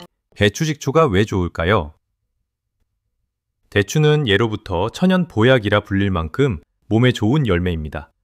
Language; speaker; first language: Korean; native; Korean